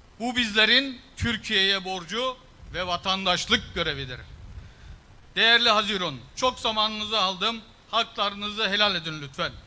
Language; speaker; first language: Turkish; early bilingual, heritage; Turkish